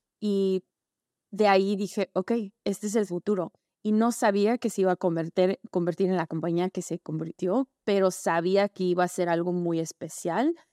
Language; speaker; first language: Spanish; early bilingual, heritage; Spanish